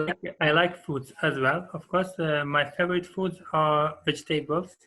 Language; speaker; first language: English; non-native, learner; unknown